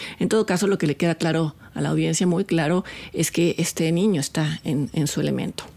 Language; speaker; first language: Spanish; native; Spanish